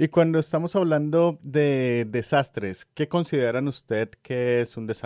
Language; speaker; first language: Spanish; native; Spanish